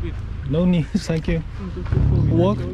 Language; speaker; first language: English; non-native, learner; Chinese